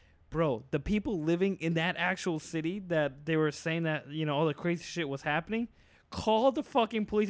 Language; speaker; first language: English; early bilingual, other home language; Spanish